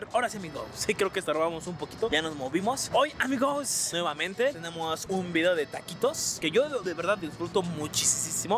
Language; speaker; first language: Spanish; native; Spanish